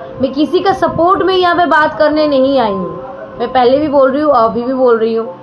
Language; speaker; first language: Hindi; non-native, local second language; Bangla